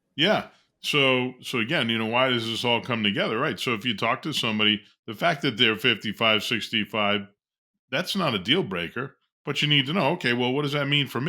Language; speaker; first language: English; native; English